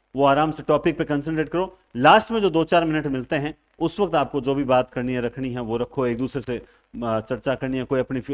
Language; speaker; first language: Hindi; native; Hindi